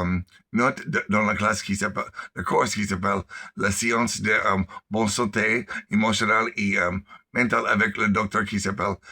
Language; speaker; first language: French; non-native, learner; English